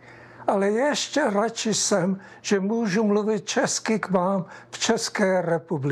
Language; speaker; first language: Czech; early bilingual, heritage; Czech